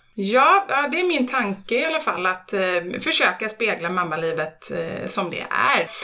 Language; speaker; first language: Swedish; native; Swedish